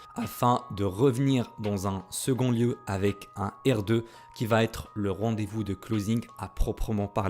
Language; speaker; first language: French; native; French